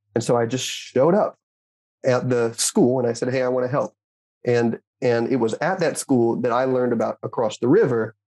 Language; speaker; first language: English; native; English